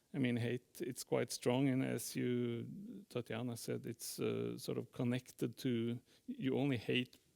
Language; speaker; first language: English; non-native, fluent; Norwegian